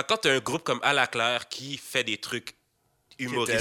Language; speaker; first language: French; native; French